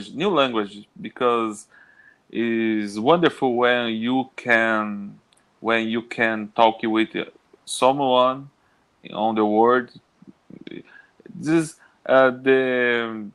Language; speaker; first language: English; non-native, learner; Portuguese